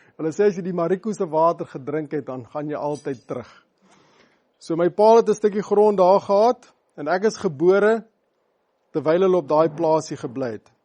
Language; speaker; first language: Afrikaans; non-native, local second language; English